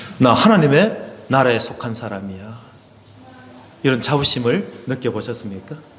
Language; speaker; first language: Korean; native; Korean